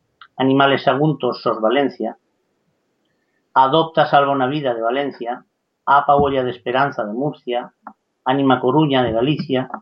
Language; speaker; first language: Spanish; native; Spanish